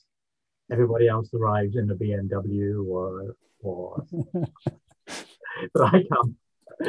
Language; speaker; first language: English; native; English